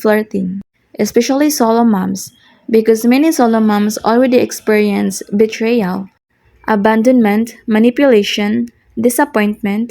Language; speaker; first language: English; non-native, local second language; Filipino